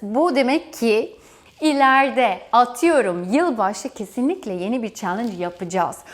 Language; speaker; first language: Turkish; non-native, fluent; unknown